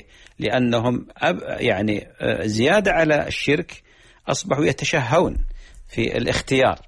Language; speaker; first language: Arabic; native; Arabic